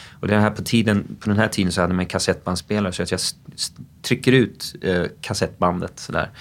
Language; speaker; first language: Swedish; early bilingual, other home language; English